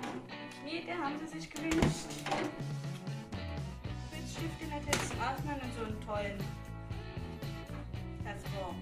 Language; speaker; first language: German; native; German